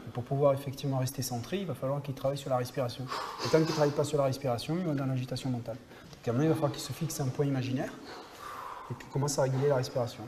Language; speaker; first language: French; native; French